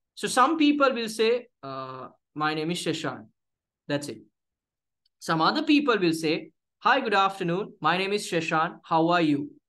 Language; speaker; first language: English; non-native, local second language; Sinhala